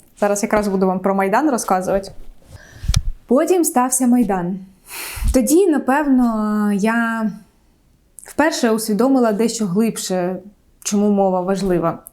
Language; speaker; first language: Ukrainian; non-native, local second language; Russian